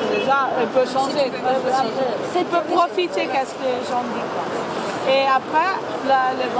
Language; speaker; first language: French; non-native, fluent; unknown